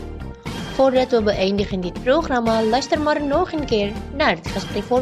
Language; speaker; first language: Dutch; non-native, learner; Indonesian